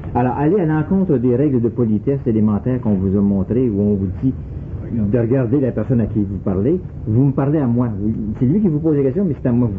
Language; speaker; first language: French; native; French